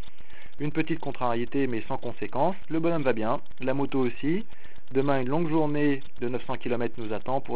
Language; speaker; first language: French; native; French